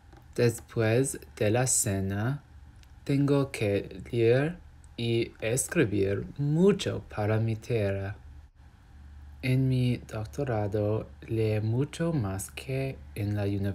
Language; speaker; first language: Spanish; non-native, learner; English